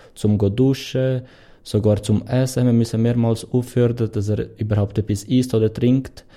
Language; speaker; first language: German; non-native, fluent; Portuguese